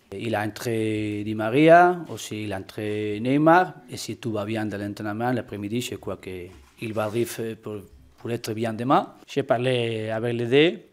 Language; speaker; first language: French; non-native, learner; Spanish